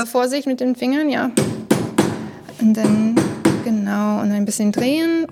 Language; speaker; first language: German; non-native, learner; English